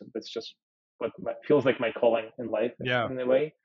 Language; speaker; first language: English; early bilingual, other home language; Ukrainian